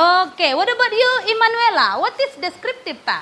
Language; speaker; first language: English; non-native, learner; Indonesian